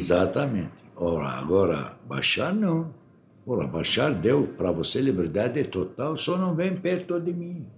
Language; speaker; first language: Portuguese; non-native, fluent; Arabic